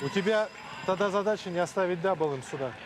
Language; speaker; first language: Russian; native; Russian